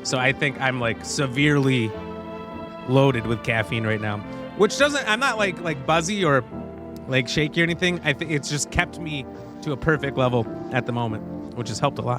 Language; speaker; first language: English; native; English